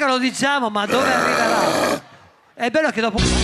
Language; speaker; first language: Italian; native; Italian